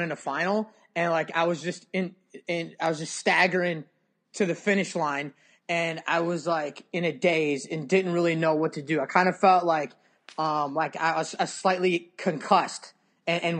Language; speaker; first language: English; native; English